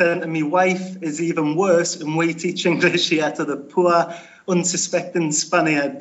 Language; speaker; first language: English; native; English